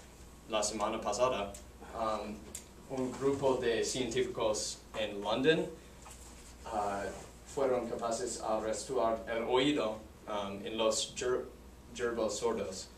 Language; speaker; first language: Spanish; non-native, learner; English